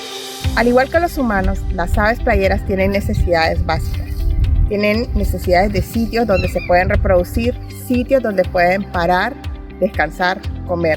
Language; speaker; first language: Spanish; native; Spanish